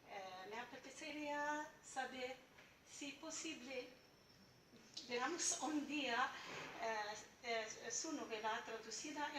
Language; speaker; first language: Spanish; non-native, learner; Arabic